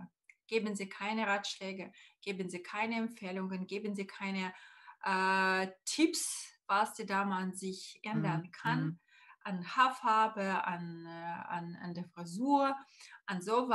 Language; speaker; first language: German; non-native, fluent; Russian